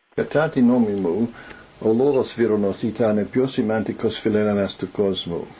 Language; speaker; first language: Greek; non-native, learner; English